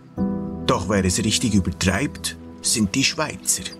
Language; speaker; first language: German; native; German